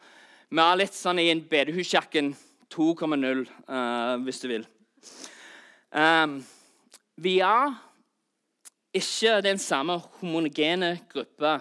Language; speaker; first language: Norwegian; non-native, fluent; English